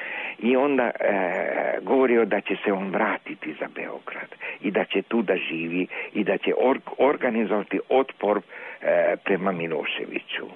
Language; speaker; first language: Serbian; non-native, local second language; Hungarian